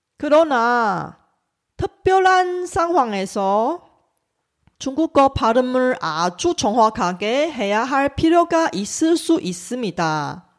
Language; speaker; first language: Korean; non-native, fluent; Chinese